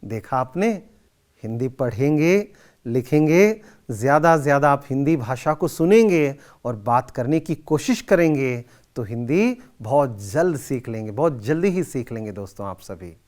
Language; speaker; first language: Hindi; non-native, local second language; Kannada